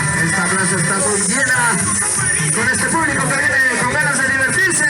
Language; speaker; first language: Spanish; native; Spanish